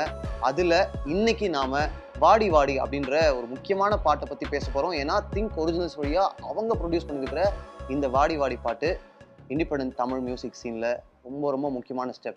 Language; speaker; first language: Tamil; native; Tamil